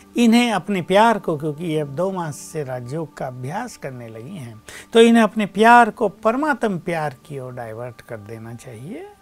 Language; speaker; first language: Hindi; native; Hindi